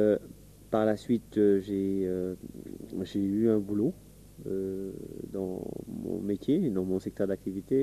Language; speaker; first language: French; non-native, local second language; Wolof